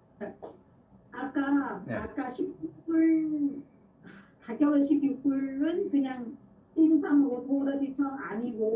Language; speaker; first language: Korean; non-native, fluent; Vietnamese